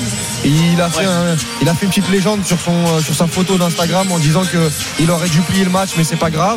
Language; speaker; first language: French; native; French